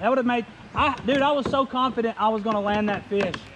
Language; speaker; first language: English; native; English